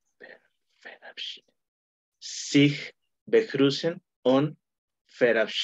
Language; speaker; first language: German; non-native, learner; Spanish